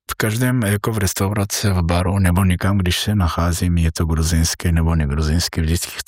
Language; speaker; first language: Czech; non-native, learner; Georgian